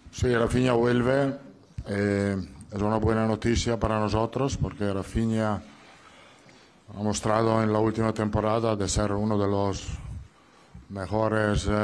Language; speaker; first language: Spanish; non-native, fluent; Italian